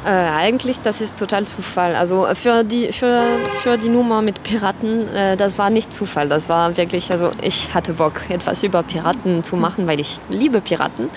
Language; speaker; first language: German; non-native, fluent; French